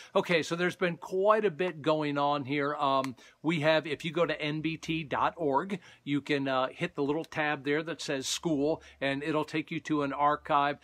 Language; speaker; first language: English; native; English